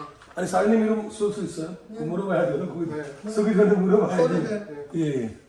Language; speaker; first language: Korean; non-native, learner; Hindi